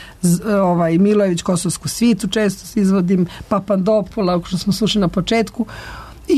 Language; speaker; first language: Serbian; native; Serbian